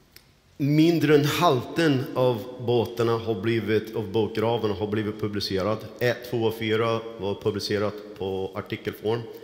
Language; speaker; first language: Swedish; non-native, fluent; English